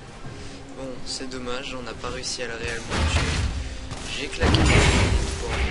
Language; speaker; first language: French; native; French